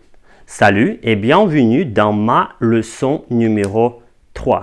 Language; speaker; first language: French; non-native, fluent; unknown